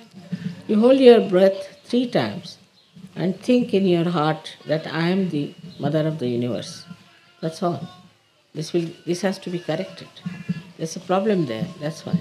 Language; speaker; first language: English; non-native, local second language; Marathi